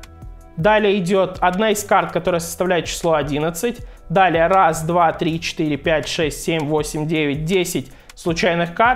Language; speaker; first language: Russian; native; Russian